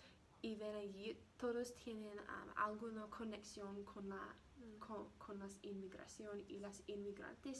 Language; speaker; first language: Spanish; non-native, learner; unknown